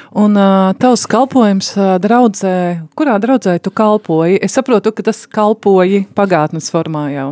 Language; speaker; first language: Latvian; native; Latvian